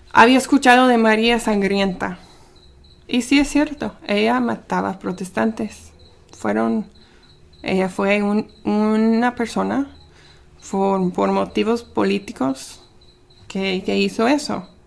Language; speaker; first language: Spanish; early bilingual, heritage; Spanish